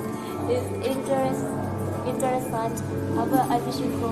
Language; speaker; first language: German; non-native, learner; Vietnamese